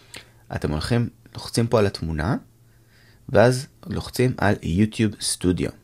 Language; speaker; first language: Hebrew; native; Hebrew